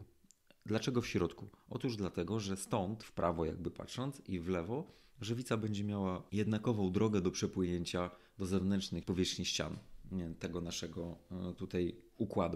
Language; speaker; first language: Polish; native; Polish